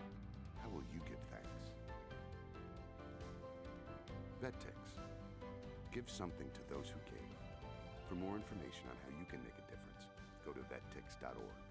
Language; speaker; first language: English; native; English